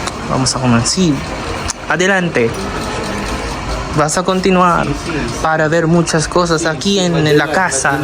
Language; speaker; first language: Spanish; non-native, learner; Filipino